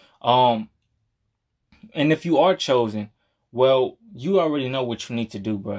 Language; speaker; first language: English; native; English